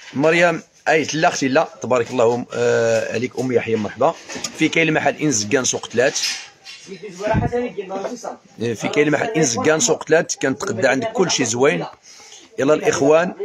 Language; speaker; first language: Arabic; native; Arabic